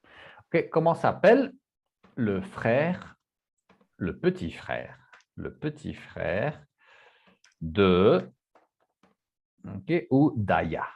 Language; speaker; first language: French; non-native, fluent; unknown